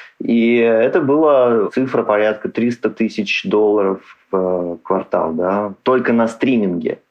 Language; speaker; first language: Russian; native; Russian